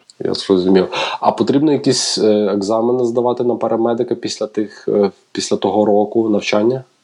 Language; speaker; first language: Ukrainian; native; Ukrainian